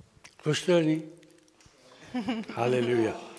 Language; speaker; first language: Swedish; non-native, learner; Persian